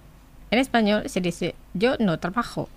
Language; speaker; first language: Spanish; non-native, fluent; Indonesian